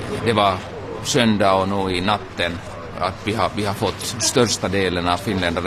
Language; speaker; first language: Swedish; non-native, local second language; Finnish